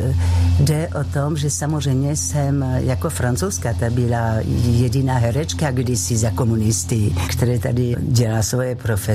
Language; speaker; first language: Czech; non-native, fluent; French